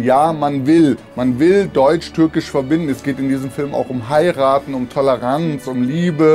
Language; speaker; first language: German; early bilingual, other home language; Turkish